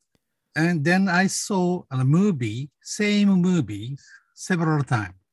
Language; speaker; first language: English; non-native, learner; Japanese